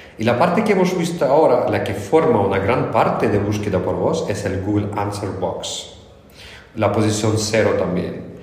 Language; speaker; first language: Spanish; non-native, fluent; Russian